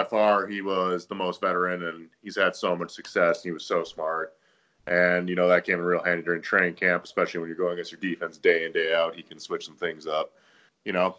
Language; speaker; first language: English; native; English